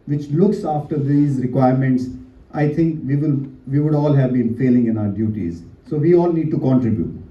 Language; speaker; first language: English; non-native, local second language; Hindi